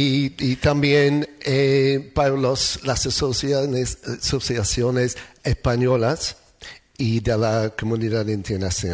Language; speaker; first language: Spanish; non-native, learner; English